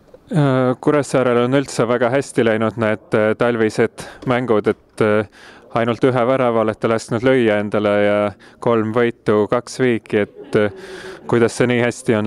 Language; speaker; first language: Estonian; native; Estonian